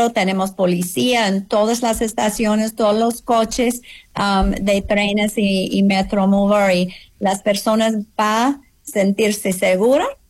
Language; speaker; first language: Spanish; non-native, fluent; English